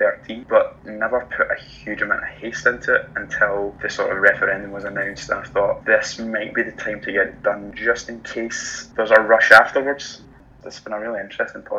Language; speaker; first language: English; native; English